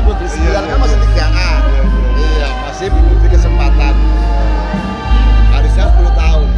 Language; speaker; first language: Indonesian; native; Indonesian